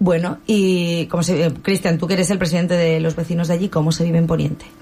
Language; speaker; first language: Spanish; native; Spanish